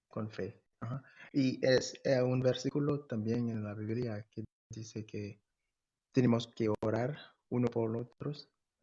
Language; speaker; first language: Spanish; non-native, fluent; English